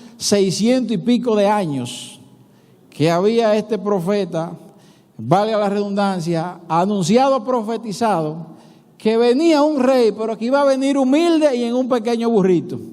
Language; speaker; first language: Spanish; native; Spanish